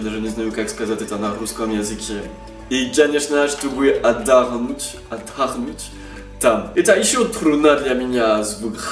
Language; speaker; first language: Russian; non-native, learner; French